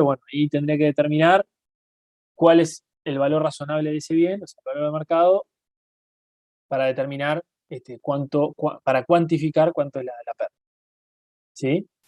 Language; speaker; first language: Spanish; native; Spanish